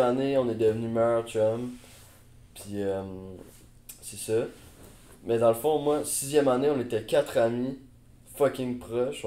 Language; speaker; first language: French; native; French